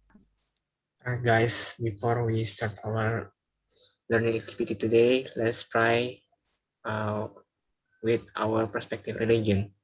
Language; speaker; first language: English; non-native, learner; Indonesian